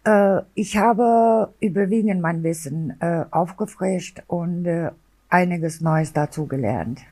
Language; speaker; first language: German; non-native, local second language; Albanian